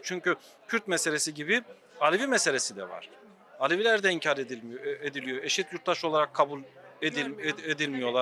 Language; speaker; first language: Turkish; native; Turkish